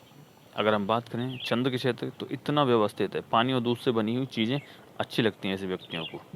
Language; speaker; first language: Hindi; native; Hindi